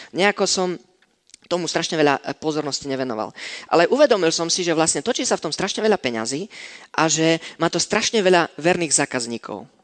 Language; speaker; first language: Slovak; non-native, fluent; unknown